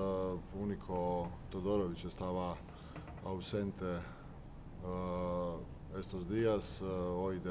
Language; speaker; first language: Spanish; non-native, fluent; Croatian